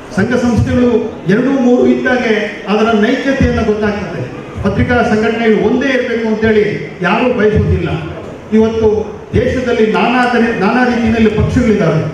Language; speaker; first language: Kannada; native; Kannada